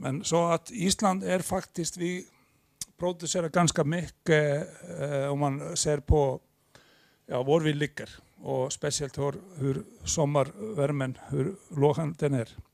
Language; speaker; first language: Swedish; non-native, fluent; Icelandic